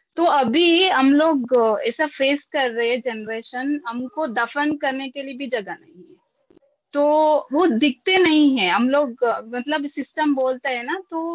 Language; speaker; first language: Hindi; non-native, local second language; Kannada